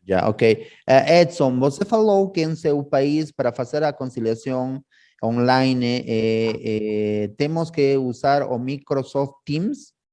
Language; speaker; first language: Portuguese; non-native, learner; Spanish